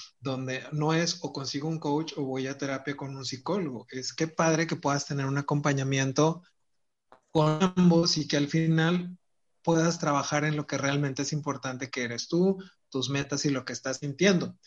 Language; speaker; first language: Spanish; native; Spanish